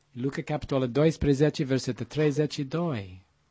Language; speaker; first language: Romanian; non-native, learner; English